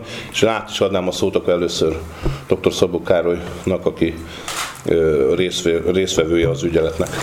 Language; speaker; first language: Hungarian; native; Hungarian